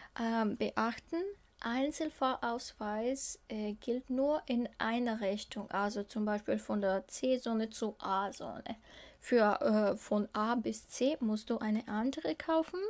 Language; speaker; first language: German; non-native, learner; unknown